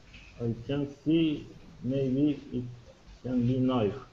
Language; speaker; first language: English; non-native, learner; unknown